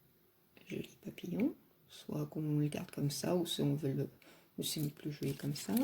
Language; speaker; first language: French; native; French